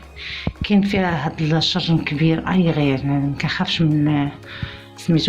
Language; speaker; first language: Arabic; native; Arabic